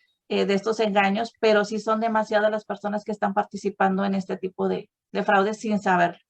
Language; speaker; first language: Spanish; native; Spanish